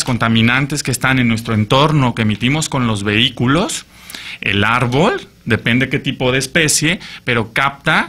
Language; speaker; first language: Spanish; native; Spanish